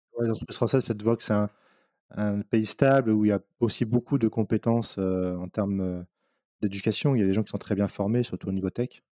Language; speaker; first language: French; native; French